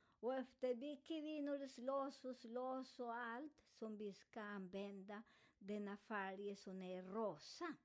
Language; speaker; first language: Swedish; non-native, fluent; Spanish